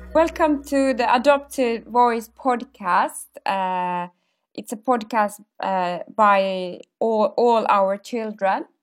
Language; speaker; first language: English; non-native, fluent; Amharic